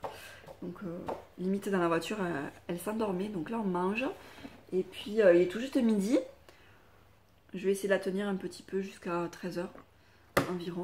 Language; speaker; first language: French; native; French